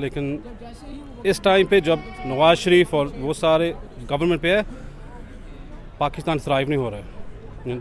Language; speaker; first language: Hindi; early bilingual, heritage; Urdu